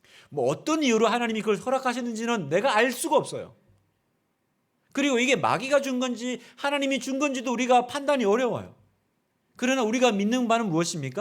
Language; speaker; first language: Korean; native; Korean